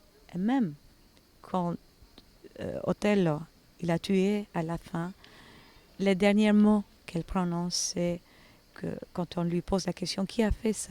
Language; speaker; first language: French; non-native, fluent; Albanian